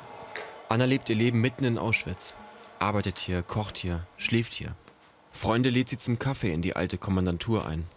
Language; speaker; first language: German; native; German